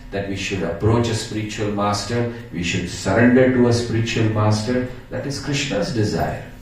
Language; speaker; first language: English; non-native, local second language; Hindi